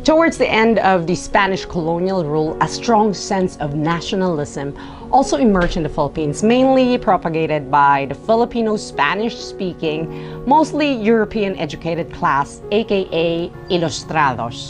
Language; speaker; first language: English; non-native, local second language; Filipino